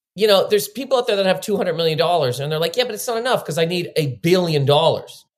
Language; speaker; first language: English; native; English